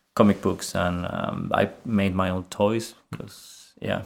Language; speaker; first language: English; non-native, fluent; Spanish